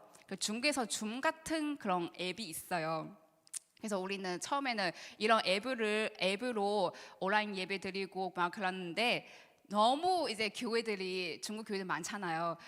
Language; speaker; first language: Korean; non-native, learner; Chinese